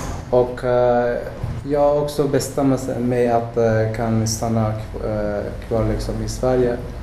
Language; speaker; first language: Swedish; non-native, learner; Persian